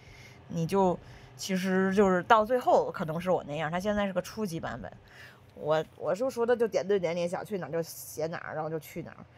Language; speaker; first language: Chinese; native; Chinese